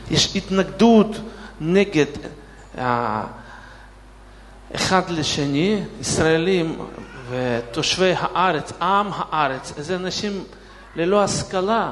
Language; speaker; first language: Hebrew; non-native, fluent; Russian